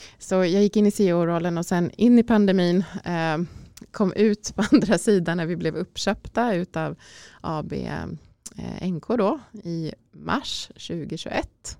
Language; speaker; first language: Swedish; native; Swedish